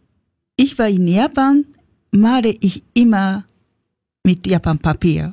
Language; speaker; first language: German; non-native, learner; Japanese